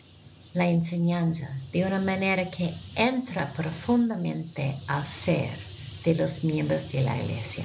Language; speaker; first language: Spanish; non-native, fluent; English